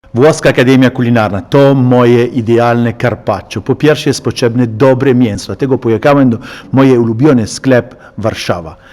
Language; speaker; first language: Polish; non-native, learner; Italian